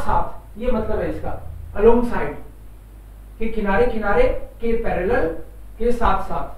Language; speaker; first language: Hindi; native; Hindi